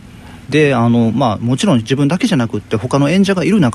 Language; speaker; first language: Japanese; native; Japanese